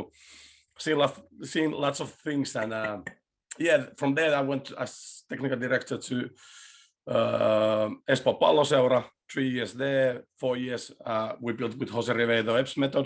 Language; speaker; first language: English; non-native, fluent; Spanish